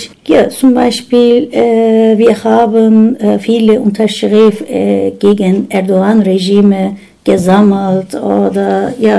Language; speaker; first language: German; non-native, learner; Turkish